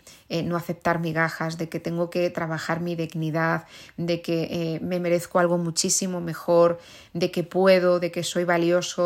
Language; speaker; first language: Spanish; native; Spanish